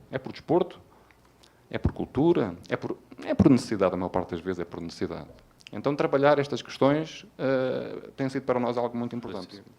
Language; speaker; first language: Portuguese; native; Portuguese